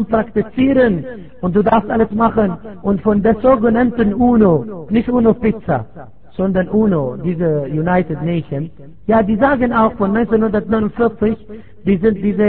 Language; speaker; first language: German; non-native, fluent; Arabic